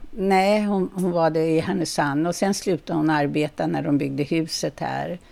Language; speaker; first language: Swedish; native; Swedish